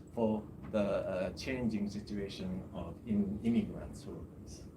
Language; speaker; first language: English; non-native, fluent; Japanese